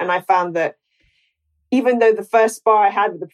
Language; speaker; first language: English; native; English